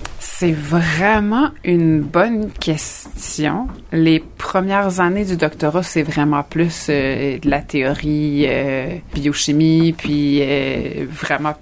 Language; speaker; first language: French; native; French